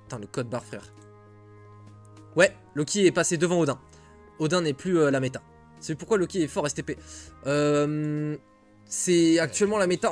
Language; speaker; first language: French; native; French